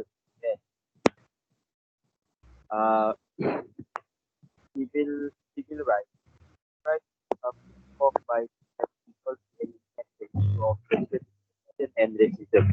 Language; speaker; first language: English; non-native, local second language; Malay